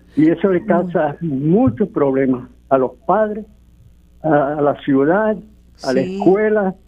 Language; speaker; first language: Spanish; native; Spanish